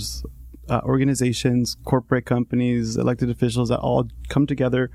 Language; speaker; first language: English; native; English